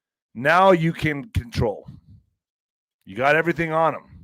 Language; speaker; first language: English; native; English